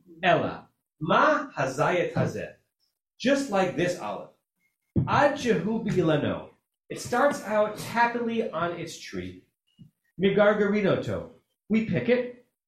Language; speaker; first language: English; native; English